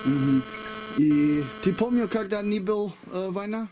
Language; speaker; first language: Russian; non-native, learner; English